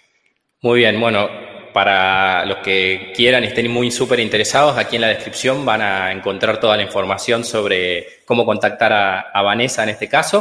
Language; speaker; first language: Spanish; native; Spanish